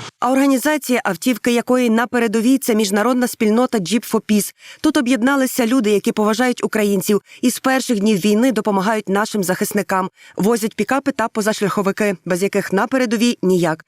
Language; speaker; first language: Ukrainian; native; Ukrainian